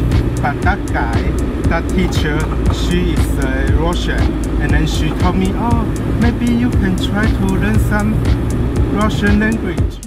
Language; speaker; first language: English; non-native, learner; Chinese